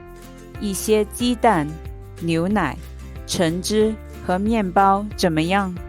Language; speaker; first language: Chinese; native; Chinese